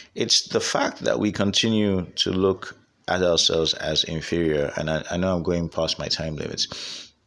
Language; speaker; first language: English; non-native, local second language; Igbo